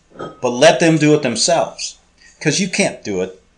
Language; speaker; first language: English; native; English